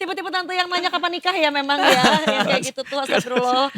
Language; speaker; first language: Indonesian; native; Indonesian